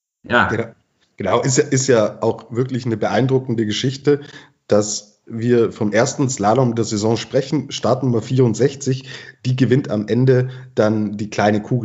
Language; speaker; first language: German; native; German